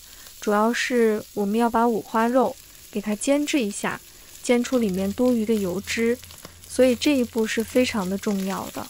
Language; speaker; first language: Chinese; native; Chinese